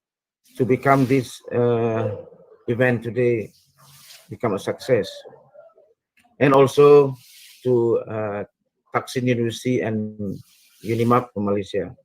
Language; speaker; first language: English; non-native, fluent; Indonesian